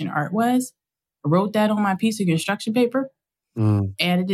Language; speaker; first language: English; native; English